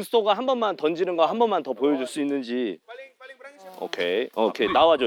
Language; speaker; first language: Korean; native; Korean